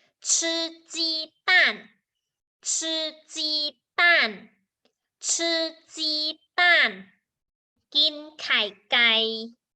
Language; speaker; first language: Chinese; non-native, fluent; Thai